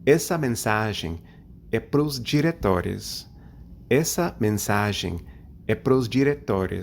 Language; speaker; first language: Portuguese; non-native, fluent; English